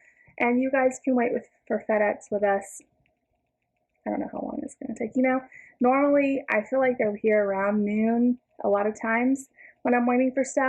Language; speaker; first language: English; native; English